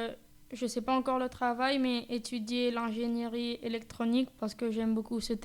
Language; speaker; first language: French; non-native, fluent; Spanish